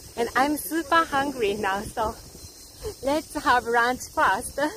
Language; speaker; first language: English; non-native, learner; Japanese